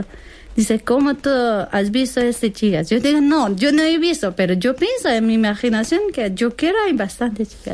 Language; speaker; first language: Spanish; non-native, learner; Persian